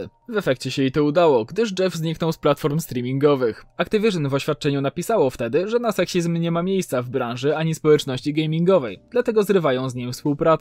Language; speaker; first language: Polish; native; Polish